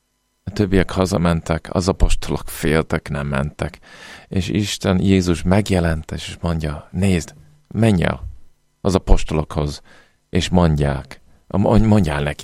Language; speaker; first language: Hungarian; non-native, fluent; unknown